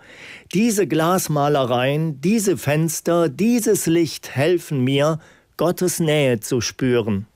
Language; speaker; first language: German; native; German